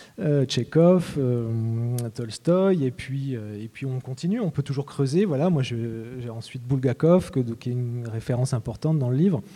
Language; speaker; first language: French; native; French